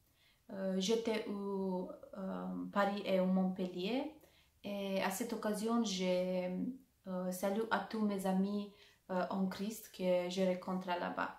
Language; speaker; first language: French; non-native, learner; Romanian